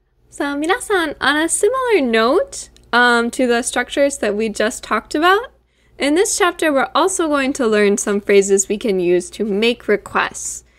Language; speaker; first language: English; native; English